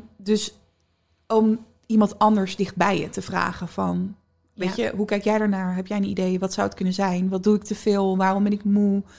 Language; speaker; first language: Dutch; native; Dutch